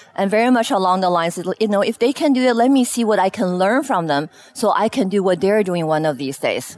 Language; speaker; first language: English; non-native, fluent; Chinese